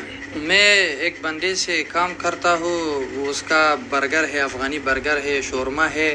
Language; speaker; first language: Hindi; non-native, learner; Persian